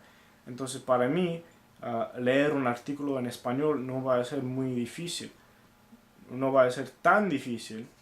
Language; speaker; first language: Spanish; non-native, fluent; English